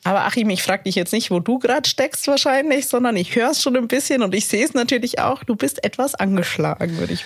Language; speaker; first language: German; native; German